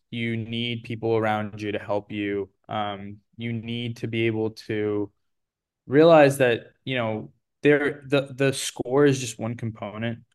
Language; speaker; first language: English; early bilingual, other home language; Portuguese